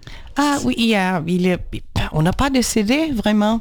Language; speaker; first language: French; non-native, learner; Portuguese